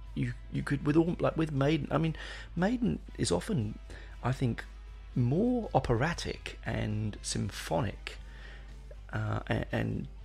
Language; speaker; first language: English; native; English